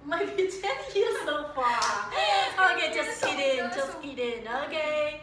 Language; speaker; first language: English; non-native, fluent; Vietnamese